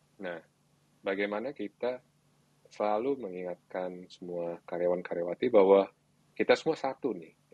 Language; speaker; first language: Indonesian; early bilingual, other home language; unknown